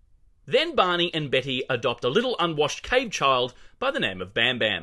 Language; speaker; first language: English; native; English